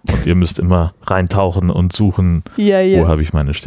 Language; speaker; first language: German; native; German